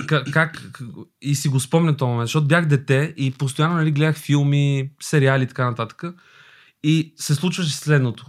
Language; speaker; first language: Bulgarian; early bilingual, other home language; Albanian